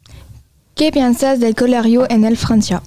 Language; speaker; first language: Spanish; non-native, learner; French